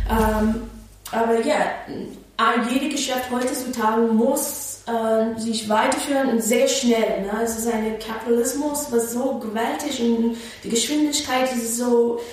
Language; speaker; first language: German; non-native, fluent; English